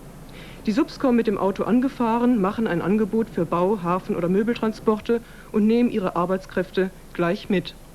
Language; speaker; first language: German; native; German